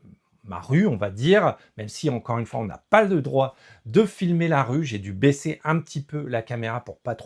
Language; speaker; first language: French; native; French